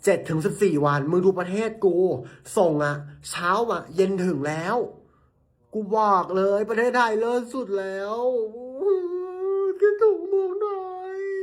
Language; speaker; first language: Thai; native; Thai